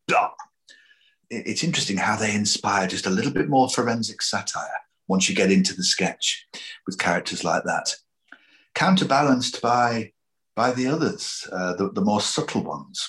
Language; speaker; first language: English; native; English